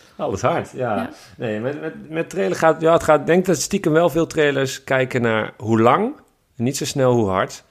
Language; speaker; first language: Dutch; native; Dutch